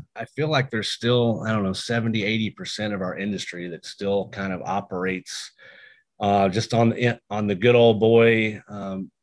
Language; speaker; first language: English; native; English